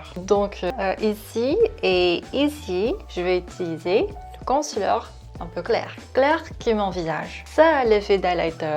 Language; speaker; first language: French; non-native, fluent; Korean